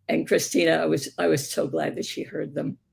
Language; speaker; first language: English; native; English